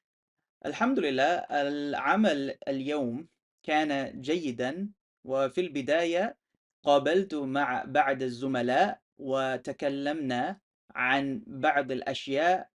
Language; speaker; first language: Arabic; non-native, fluent; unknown